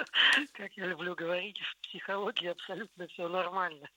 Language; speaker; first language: Russian; native; Russian